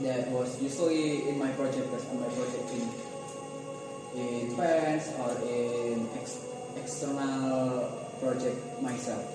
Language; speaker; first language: English; non-native, learner; Indonesian